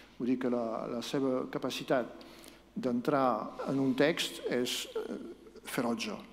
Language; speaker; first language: Catalan; non-native, local second language; French